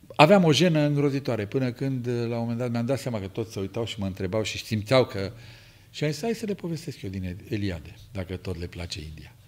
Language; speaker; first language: Romanian; native; Romanian